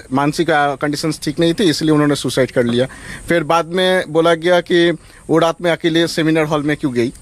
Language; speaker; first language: Hindi; non-native, local second language; Bangla